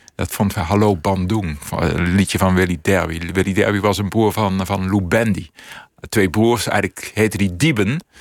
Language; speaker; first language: Dutch; native; Dutch